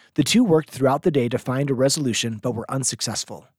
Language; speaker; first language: English; native; English